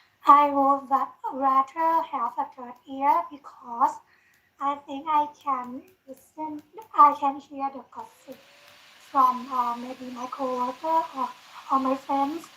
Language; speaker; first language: English; non-native, learner; Thai